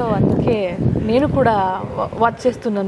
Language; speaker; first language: Telugu; non-native, learner; Kannada